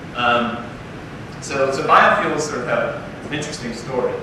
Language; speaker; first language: English; native; English